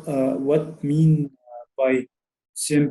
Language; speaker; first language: English; non-native, learner; Arabic